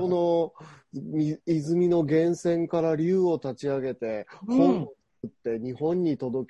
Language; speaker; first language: Japanese; native; Japanese